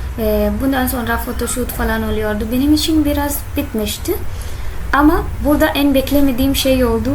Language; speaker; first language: Turkish; non-native, learner; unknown